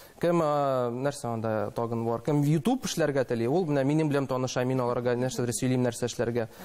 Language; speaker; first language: Tatar; non-native, local second language; Russian